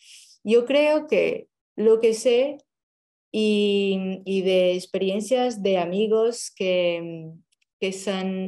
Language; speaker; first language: Spanish; non-native, fluent; Portuguese